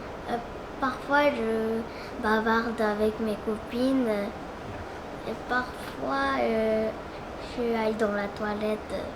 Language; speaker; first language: French; non-native, learner; Korean